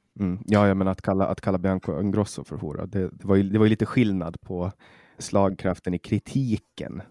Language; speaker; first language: Swedish; native; Swedish